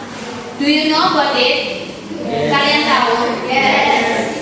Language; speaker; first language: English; non-native, learner; Indonesian